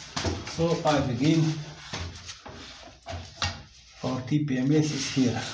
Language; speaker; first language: English; non-native, learner; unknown